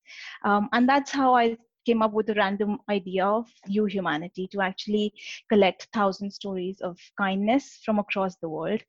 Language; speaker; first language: English; non-native, local second language; Hindi